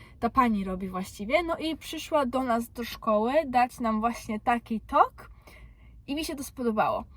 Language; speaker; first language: Polish; early bilingual, heritage; Polish